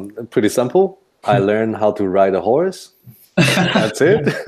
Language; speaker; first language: English; non-native, learner; Chinese